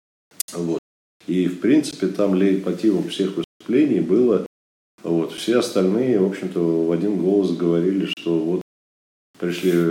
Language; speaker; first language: Russian; native; Russian